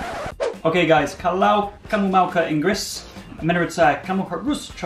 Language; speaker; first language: Indonesian; non-native, learner; English